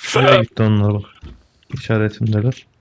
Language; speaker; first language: Turkish; native; Turkish